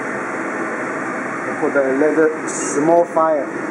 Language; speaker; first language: English; non-native, learner; Chinese